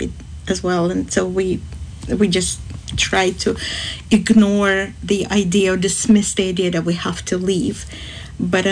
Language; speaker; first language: English; non-native, fluent; Azerbaijani